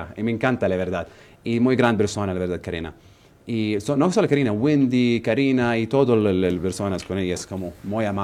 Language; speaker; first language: Spanish; non-native, learner; Arabic